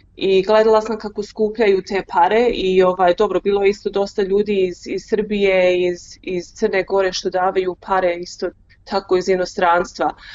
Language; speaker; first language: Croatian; early bilingual, heritage; Croatian